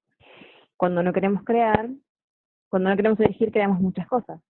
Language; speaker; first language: Spanish; native; Spanish